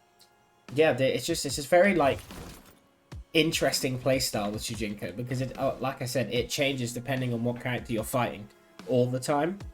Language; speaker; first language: English; native; English